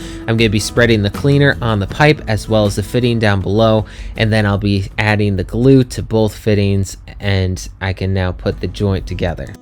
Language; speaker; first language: English; native; English